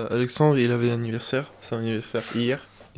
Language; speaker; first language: French; non-native, learner; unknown